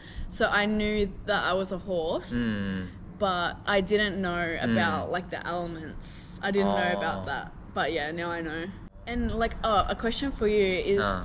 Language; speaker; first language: English; non-native, fluent; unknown